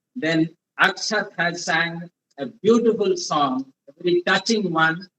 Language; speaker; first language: English; non-native, local second language; Hindi